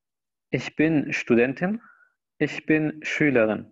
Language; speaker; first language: German; non-native, fluent; Spanish